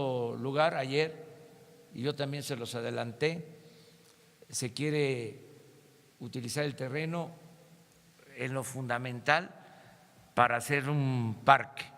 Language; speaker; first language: Spanish; native; Spanish